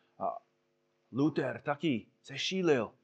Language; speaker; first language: Czech; non-native, fluent; English